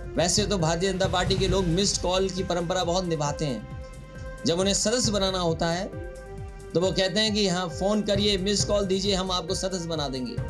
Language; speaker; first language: Hindi; native; Hindi